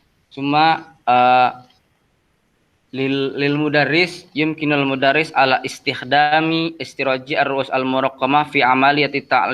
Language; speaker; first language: Arabic; non-native, learner; Indonesian